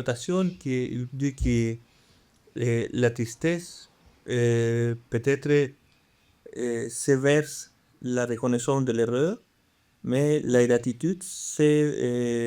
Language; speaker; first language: French; non-native, fluent; Spanish